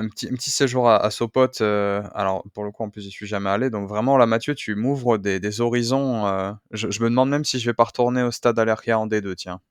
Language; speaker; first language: French; native; French